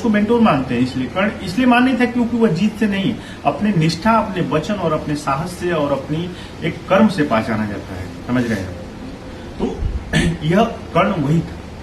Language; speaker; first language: Hindi; native; Hindi